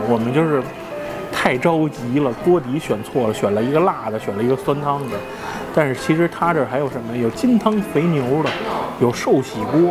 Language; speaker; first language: Chinese; native; Chinese